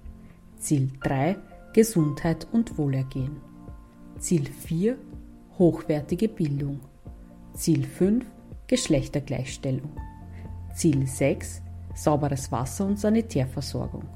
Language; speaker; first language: German; native; German